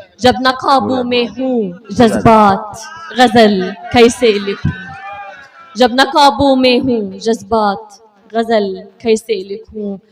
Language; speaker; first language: Urdu; non-native, fluent; Arabic